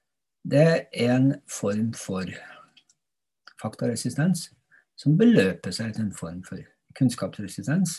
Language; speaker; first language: Norwegian; native; Norwegian